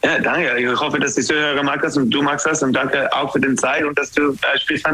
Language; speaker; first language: German; non-native, learner; English